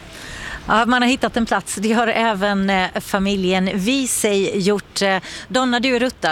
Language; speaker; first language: Swedish; native; Swedish